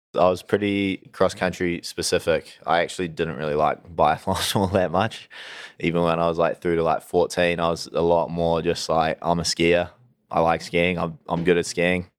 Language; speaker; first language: English; native; English